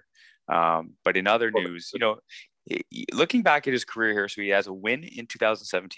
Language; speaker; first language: English; native; English